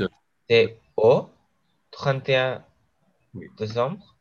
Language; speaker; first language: French; non-native, learner; Spanish